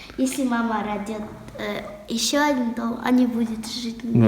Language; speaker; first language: Russian; non-native, local second language; Kazakh